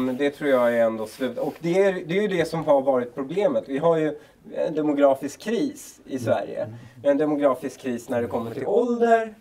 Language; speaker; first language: Swedish; early bilingual, other home language; Persian